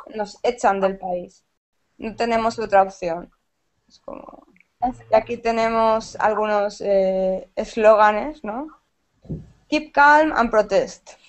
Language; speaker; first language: Spanish; native; Spanish